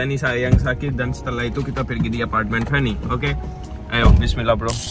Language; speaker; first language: Indonesian; non-native, learner; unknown